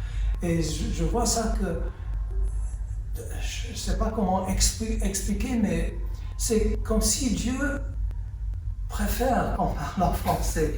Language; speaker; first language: French; early bilingual, heritage; French